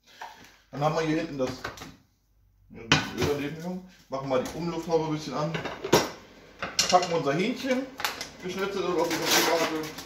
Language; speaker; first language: German; native; German